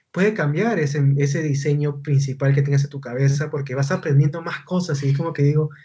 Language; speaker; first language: Spanish; native; Spanish